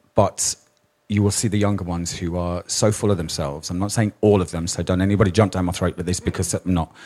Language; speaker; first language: English; native; English